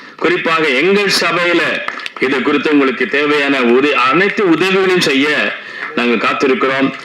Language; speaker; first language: Tamil; native; Tamil